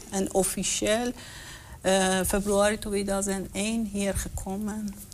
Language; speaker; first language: Dutch; non-native, learner; Persian